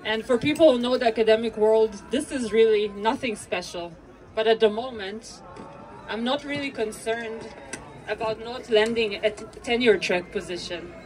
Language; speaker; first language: English; non-native, fluent; Hebrew